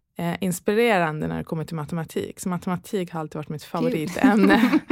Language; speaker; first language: Swedish; early bilingual, other home language; Persian